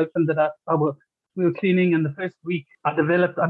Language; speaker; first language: English; native; English